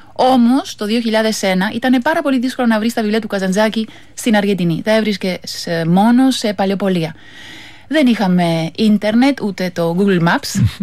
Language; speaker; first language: Greek; non-native, fluent; Spanish